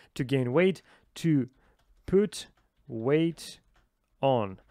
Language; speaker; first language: English; non-native, fluent; Russian